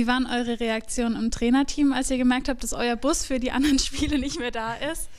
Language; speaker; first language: German; native; German